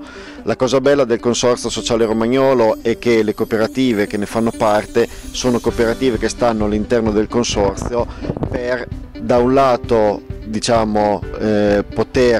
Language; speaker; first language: Italian; native; Italian